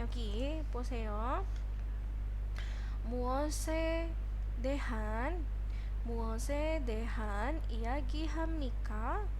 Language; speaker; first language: Korean; non-native, fluent; Indonesian